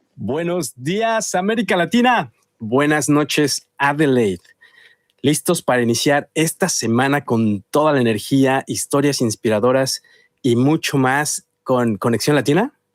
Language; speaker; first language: Spanish; native; Spanish